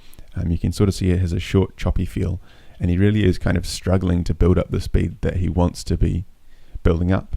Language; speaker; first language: English; native; English